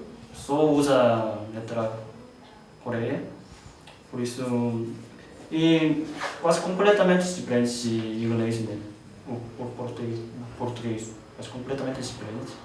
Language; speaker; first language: Portuguese; non-native, learner; Korean